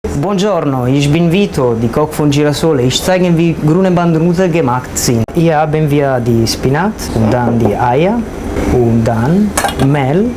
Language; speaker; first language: German; non-native, learner; Italian